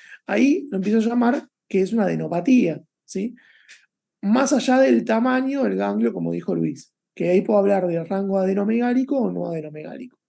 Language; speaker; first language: Spanish; native; Spanish